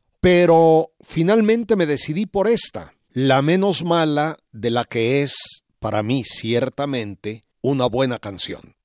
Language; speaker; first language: Spanish; native; Spanish